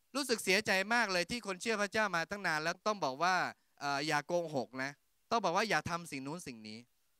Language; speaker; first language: Thai; native; Thai